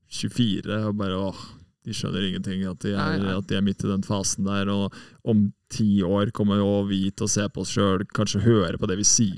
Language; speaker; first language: Norwegian; native; Norwegian